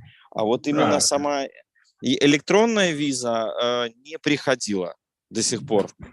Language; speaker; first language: Russian; native; Russian